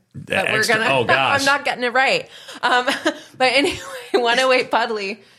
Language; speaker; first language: English; native; English